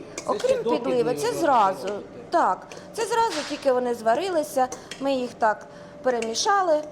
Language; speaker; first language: Ukrainian; native; Ukrainian